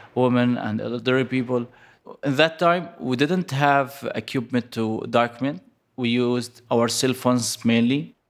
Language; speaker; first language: English; non-native, fluent; Arabic